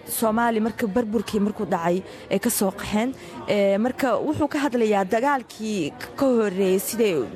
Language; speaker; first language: Somali; early bilingual, heritage; Somali